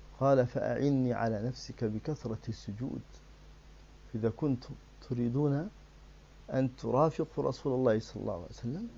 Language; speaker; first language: Arabic; native; Arabic